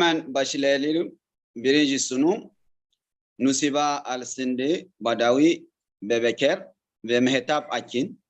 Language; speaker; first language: Turkish; non-native, learner; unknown